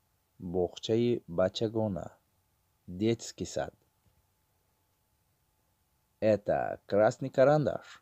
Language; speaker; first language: Russian; non-native, learner; Tajik